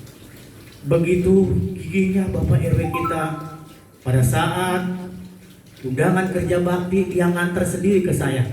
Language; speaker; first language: Indonesian; native; Indonesian